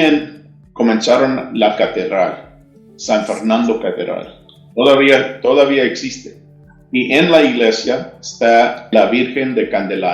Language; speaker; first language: Spanish; early bilingual, heritage; English